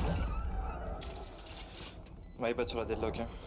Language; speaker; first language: French; native; French